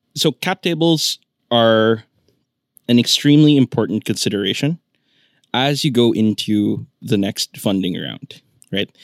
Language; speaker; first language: English; non-native, local second language; Filipino